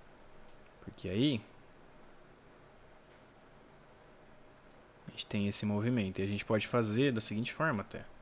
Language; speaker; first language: Portuguese; native; Portuguese